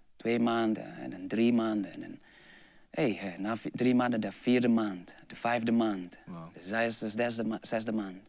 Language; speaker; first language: Dutch; non-native, fluent; Indonesian